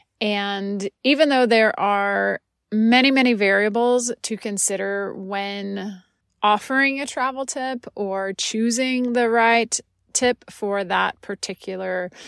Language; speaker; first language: English; native; English